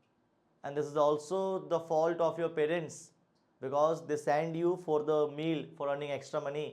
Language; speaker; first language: English; non-native, local second language; Hindi